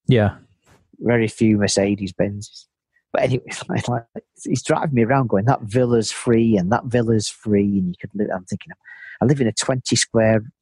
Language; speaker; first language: English; native; English